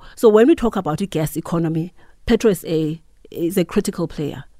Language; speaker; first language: English; non-native, local second language; Xhosa